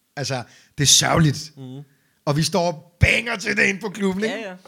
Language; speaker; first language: Danish; non-native, fluent; Arabic